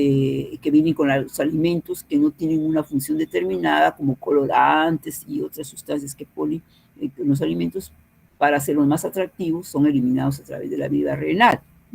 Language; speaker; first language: Spanish; native; Spanish